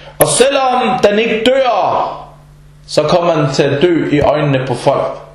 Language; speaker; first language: Danish; non-native, fluent; Arabic